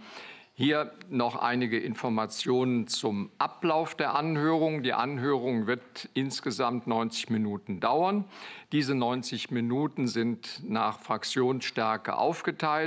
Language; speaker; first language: German; native; German